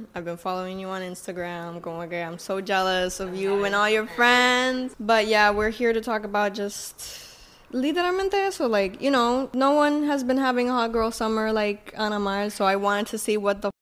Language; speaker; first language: English; non-native, local second language; Spanish